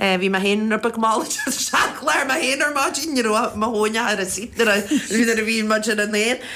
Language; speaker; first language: Irish; native; Irish